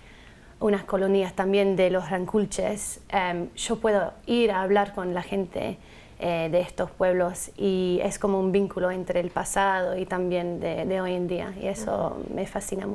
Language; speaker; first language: Spanish; non-native, fluent; English